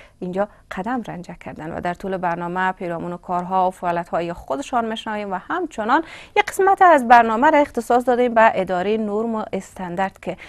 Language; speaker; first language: Persian; native; Persian